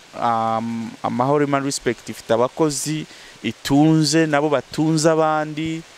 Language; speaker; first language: Kinyarwanda; early bilingual, heritage; Kinyarwanda